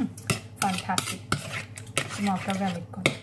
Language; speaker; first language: Swedish; non-native, learner; Thai